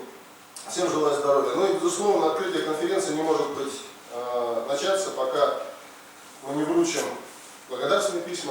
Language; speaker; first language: Russian; native; Russian